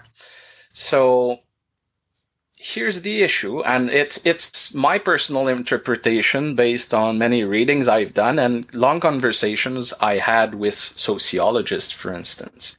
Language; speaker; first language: English; non-native, fluent; French